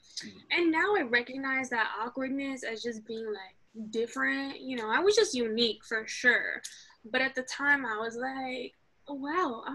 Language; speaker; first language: English; early bilingual, other home language; Arabic